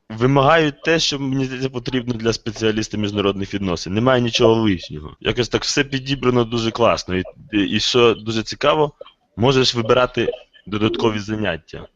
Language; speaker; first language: Ukrainian; native; Ukrainian